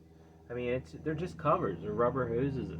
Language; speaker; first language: English; native; English